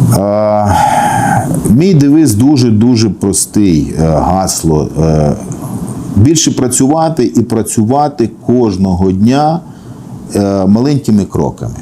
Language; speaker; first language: Ukrainian; non-native, local second language; Russian